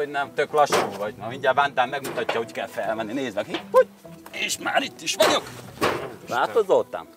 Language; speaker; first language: Hungarian; native; Hungarian